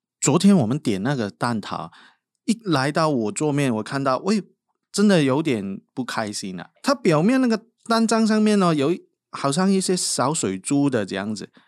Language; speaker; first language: Chinese; non-native, local second language; Cantonese